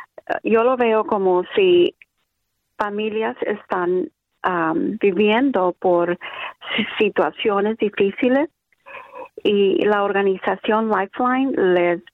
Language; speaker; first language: Spanish; early bilingual, other home language; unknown